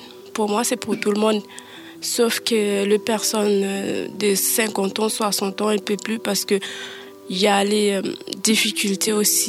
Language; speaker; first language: French; non-native, learner; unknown